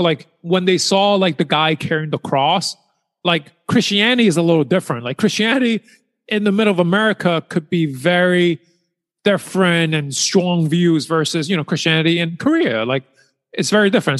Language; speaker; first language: English; early bilingual, other home language; Chinese